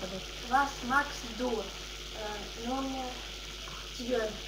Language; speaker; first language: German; non-native, learner; Russian